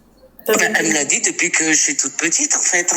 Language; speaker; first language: French; native; French